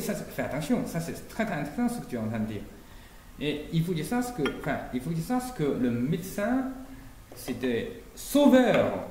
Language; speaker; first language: French; non-native, fluent; Chinese